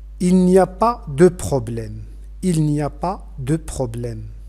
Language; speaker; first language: French; non-native, fluent; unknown